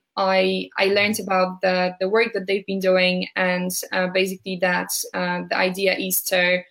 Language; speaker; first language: English; non-native, fluent; Polish